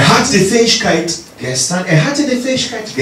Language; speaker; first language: German; non-native, learner; English